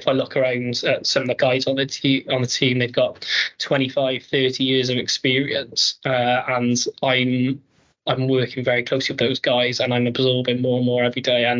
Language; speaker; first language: English; native; English